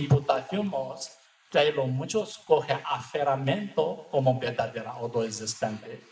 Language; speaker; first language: Spanish; non-native, learner; Tibetan